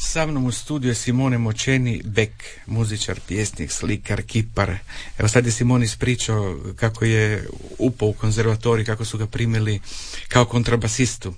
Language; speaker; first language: Serbian; native; Serbian